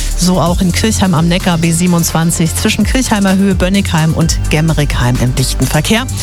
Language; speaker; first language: German; native; German